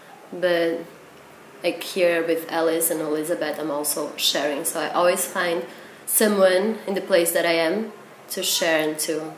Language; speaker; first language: English; non-native, fluent; Portuguese